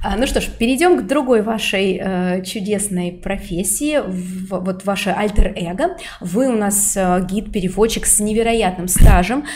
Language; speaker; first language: Russian; native; Russian